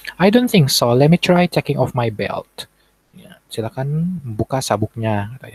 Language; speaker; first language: English; non-native, fluent; Indonesian